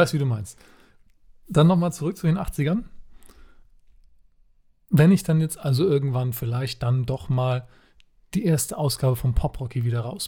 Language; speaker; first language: German; native; German